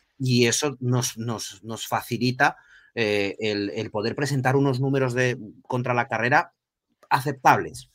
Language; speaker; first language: Spanish; early bilingual, other home language; Portuguese